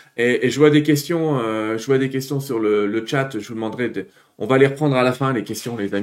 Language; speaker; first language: French; native; French